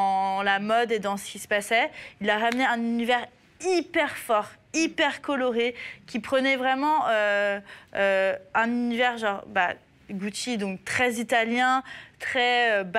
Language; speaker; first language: French; native; French